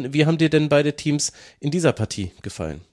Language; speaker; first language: German; native; German